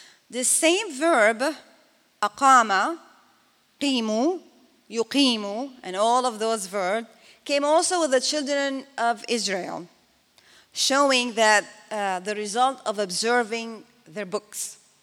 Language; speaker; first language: English; non-native, fluent; Arabic